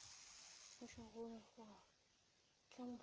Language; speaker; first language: French; native; French